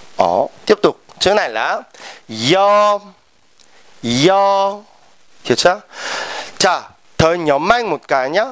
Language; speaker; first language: Vietnamese; non-native, fluent; Korean